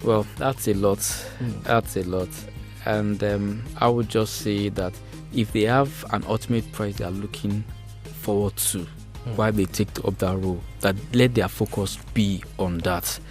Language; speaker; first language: English; non-native, local second language; Yoruba